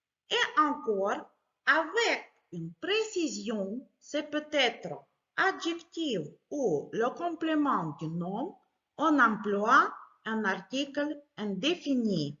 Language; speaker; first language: French; non-native, fluent; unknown